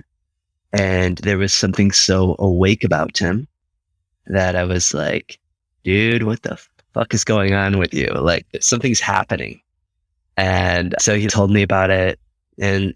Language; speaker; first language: English; native; English